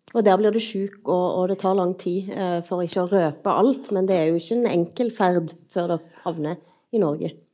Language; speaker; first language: Norwegian; native; Norwegian